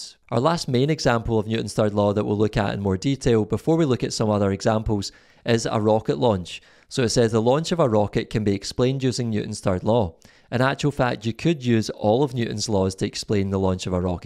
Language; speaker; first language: English; native; English